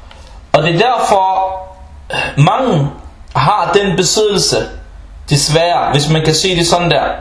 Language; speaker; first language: Danish; early bilingual, other home language; Arabic